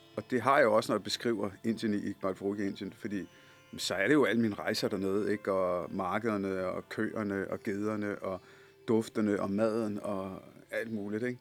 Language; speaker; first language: Danish; early bilingual, other home language; Punjabi